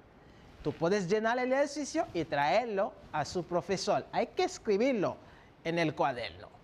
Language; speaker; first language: Spanish; non-native, fluent; French